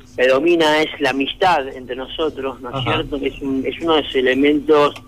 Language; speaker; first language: Spanish; native; Spanish